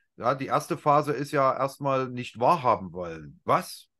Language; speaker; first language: German; native; German